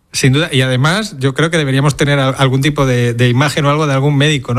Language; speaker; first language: Spanish; native; Spanish